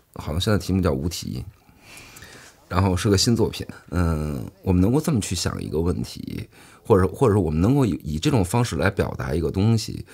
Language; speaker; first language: Chinese; native; Chinese